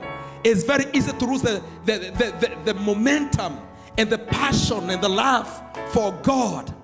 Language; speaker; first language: English; non-native, local second language; Swahili